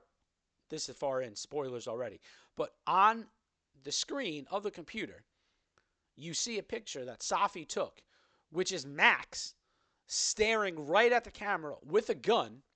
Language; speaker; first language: English; native; English